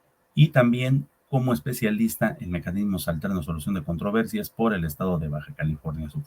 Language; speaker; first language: Spanish; native; Spanish